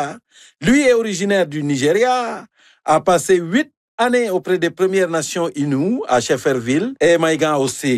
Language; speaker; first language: French; native; French